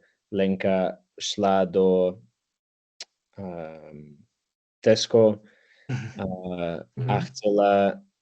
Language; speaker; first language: Czech; non-native, learner; English